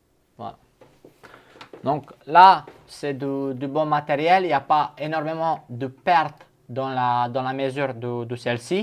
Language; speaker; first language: French; non-native, fluent; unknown